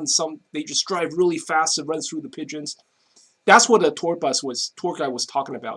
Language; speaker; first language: English; non-native, fluent; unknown